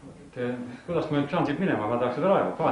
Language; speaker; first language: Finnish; non-native, learner; Estonian